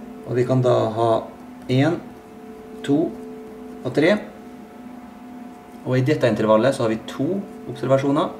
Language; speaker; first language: Norwegian; native; Norwegian